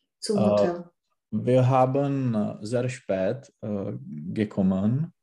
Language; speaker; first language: German; non-native, learner; Czech